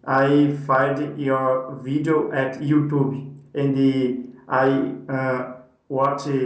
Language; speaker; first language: English; non-native, learner; Portuguese